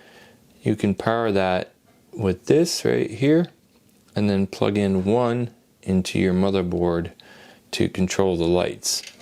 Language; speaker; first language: English; native; English